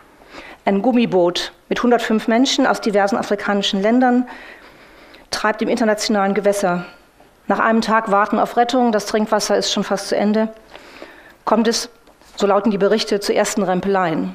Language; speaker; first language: German; native; German